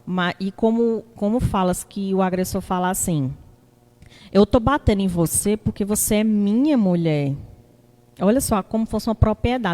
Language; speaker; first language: Portuguese; native; Portuguese